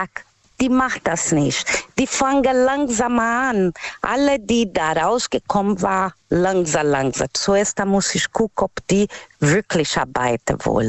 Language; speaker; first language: German; non-native, learner; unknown